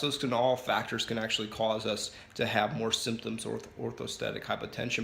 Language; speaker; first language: English; native; English